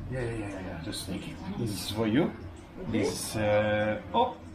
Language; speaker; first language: English; non-native, learner; Korean